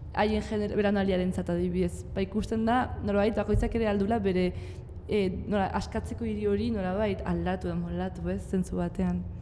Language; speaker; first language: Basque; native; Basque